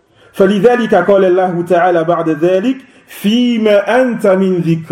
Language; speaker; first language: Arabic; non-native, fluent; French